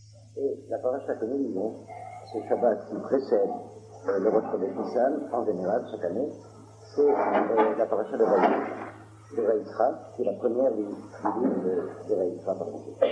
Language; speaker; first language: French; native; French